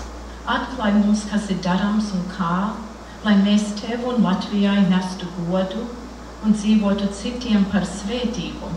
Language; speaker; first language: Latvian; early bilingual, heritage; Latvian